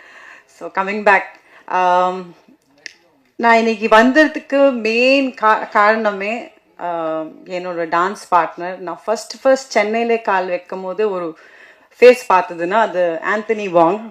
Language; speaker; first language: Tamil; non-native, fluent; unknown